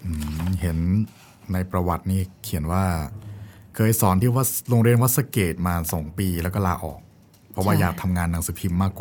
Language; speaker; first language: Thai; native; Thai